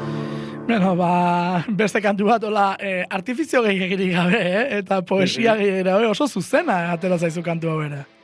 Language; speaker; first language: Basque; native; Basque